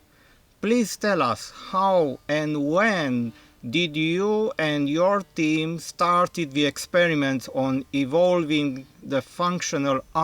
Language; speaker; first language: English; non-native, fluent; Romanian